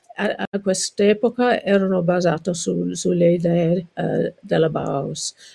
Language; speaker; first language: Italian; non-native, learner; English